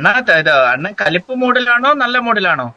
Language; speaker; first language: Malayalam; non-native, learner; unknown